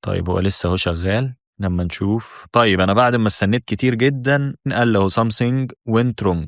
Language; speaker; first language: Arabic; native; Arabic